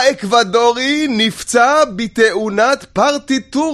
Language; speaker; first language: Hebrew; native; Hebrew